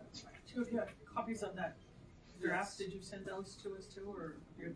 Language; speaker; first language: English; native; English